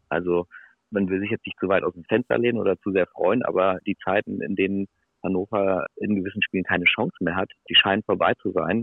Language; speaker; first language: German; native; German